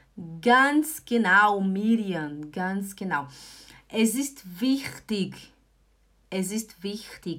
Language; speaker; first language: German; non-native, fluent; Portuguese